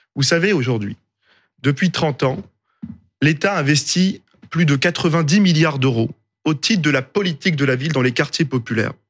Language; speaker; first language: French; native; French